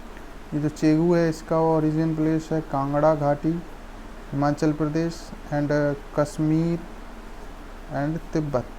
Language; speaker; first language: Hindi; native; Hindi